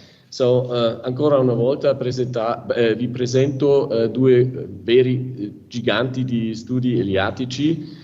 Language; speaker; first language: Italian; non-native, fluent; German